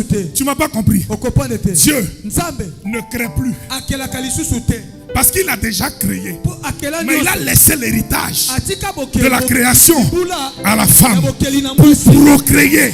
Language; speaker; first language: French; native; French